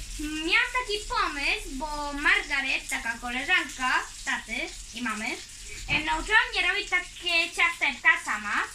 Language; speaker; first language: Polish; early bilingual, heritage; Polish